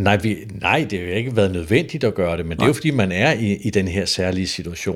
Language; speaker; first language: Danish; native; Danish